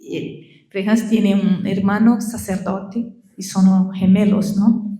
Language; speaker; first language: Spanish; non-native, learner; Portuguese